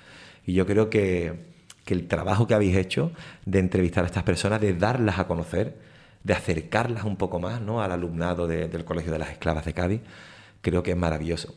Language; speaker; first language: Spanish; native; Spanish